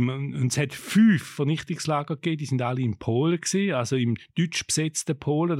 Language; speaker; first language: German; native; German